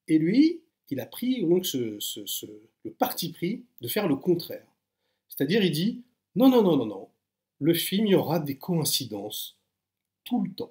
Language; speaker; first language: French; native; French